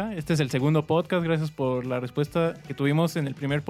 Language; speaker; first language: Spanish; native; Spanish